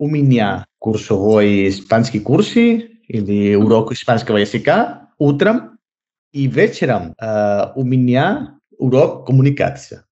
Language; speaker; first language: Russian; non-native, learner; Spanish